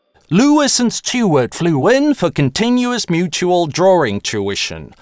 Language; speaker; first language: English; non-native, fluent; Russian